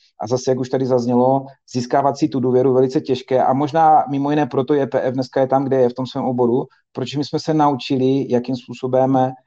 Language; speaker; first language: Czech; native; Czech